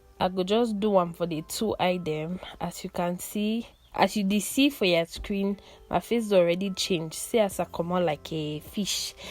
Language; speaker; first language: Nigerian Pidgin; non-native, local second language; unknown